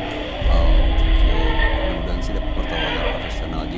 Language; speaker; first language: Indonesian; native; Indonesian